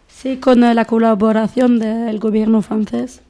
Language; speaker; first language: Spanish; non-native, fluent; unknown